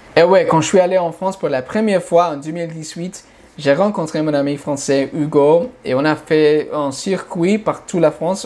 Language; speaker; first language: French; non-native, fluent; English